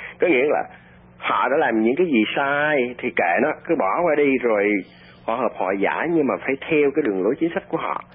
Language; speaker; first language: Vietnamese; native; Vietnamese